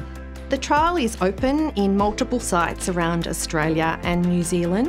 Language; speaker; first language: English; native; English